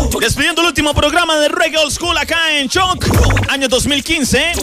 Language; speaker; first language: Spanish; native; Spanish